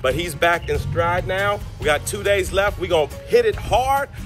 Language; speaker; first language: English; native; English